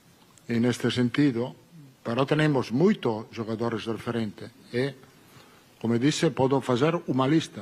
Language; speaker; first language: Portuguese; non-native, learner; Italian